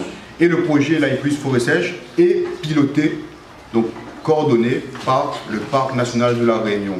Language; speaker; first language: French; native; French